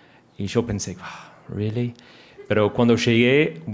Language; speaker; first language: Spanish; non-native, fluent; English